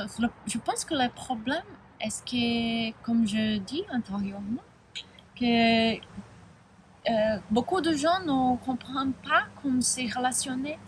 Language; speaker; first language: French; non-native, learner; Spanish